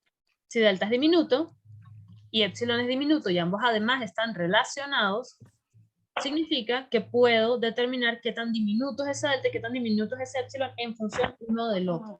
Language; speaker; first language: Spanish; native; Spanish